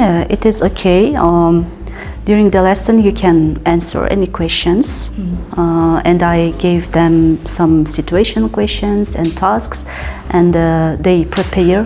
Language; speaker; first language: English; non-native, fluent; Uzbek